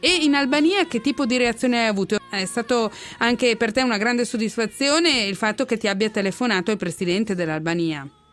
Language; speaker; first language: Italian; native; Italian